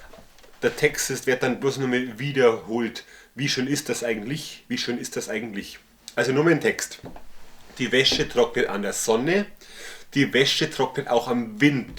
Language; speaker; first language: German; native; German